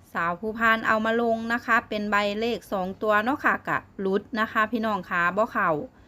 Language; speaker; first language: Thai; non-native, local second language; Northeastern Thai